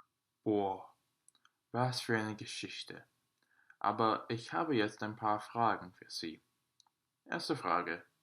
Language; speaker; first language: German; non-native, learner; English